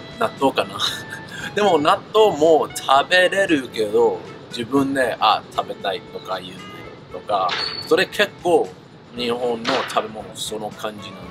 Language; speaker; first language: Japanese; early bilingual, heritage; English